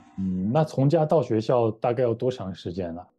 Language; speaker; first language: Chinese; native; Chinese